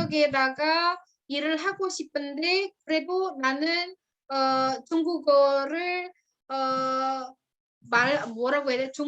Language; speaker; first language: Korean; non-native, fluent; Indonesian